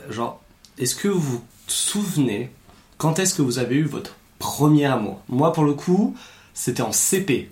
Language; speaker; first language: French; native; French